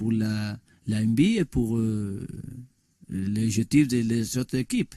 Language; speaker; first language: French; non-native, learner; Spanish